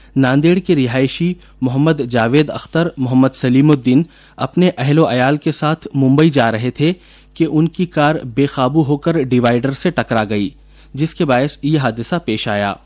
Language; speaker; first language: Urdu; native; Urdu